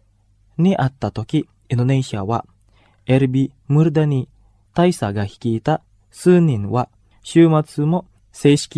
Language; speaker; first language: Japanese; non-native, fluent; Indonesian